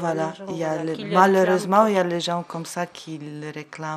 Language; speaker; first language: French; non-native, learner; Ukrainian